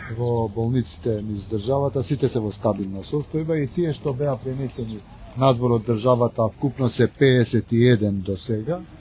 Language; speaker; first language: Macedonian; non-native, local second language; Albanian